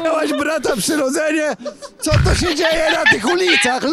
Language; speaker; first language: Polish; native; Polish